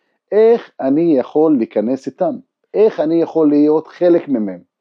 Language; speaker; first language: Hebrew; non-native, local second language; Arabic